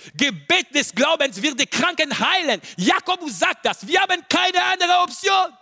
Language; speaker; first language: German; non-native, learner; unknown